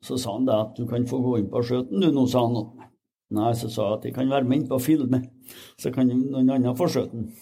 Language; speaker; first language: Norwegian; native; Norwegian